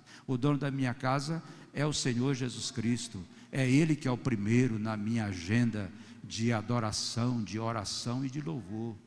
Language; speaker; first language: Portuguese; native; Portuguese